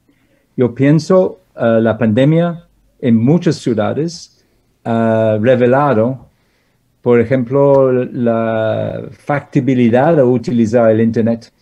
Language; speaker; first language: Spanish; non-native, fluent; English